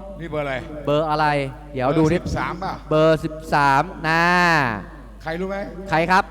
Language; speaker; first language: Thai; native; Thai